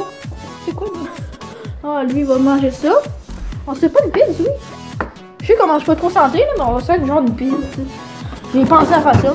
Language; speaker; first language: French; native; French